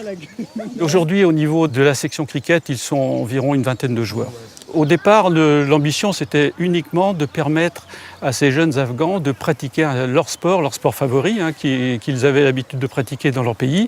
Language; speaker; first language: French; native; French